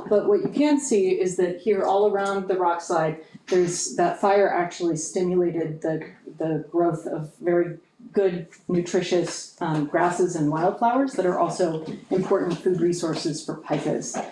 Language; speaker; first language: English; native; English